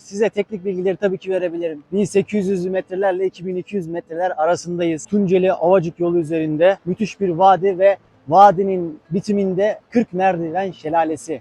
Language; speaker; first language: Turkish; native; Turkish